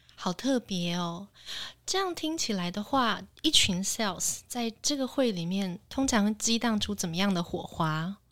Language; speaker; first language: Chinese; native; Chinese